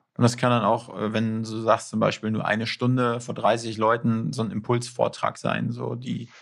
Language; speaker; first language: German; native; German